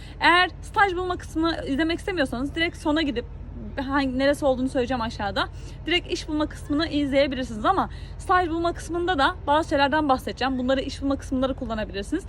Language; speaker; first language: Turkish; native; Turkish